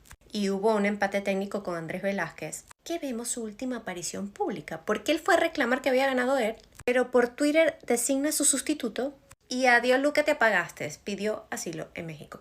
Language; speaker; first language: Spanish; native; Spanish